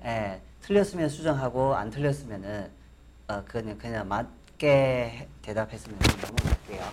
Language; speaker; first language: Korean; non-native, fluent; Chinese